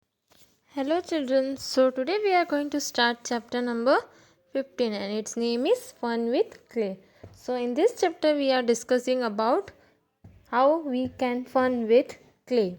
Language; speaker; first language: English; non-native, local second language; Gujarati